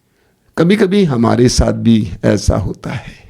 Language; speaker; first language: Hindi; native; Hindi